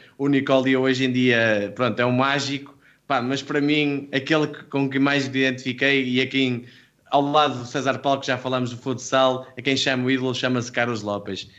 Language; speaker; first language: Portuguese; native; Portuguese